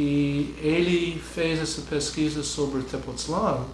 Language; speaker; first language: Portuguese; non-native, fluent; English